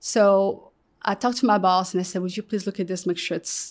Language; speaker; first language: English; early bilingual, other home language; Arabic